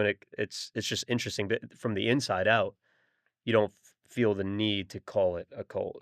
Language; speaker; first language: English; native; English